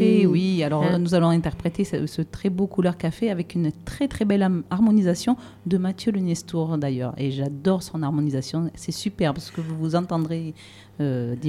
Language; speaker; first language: French; native; French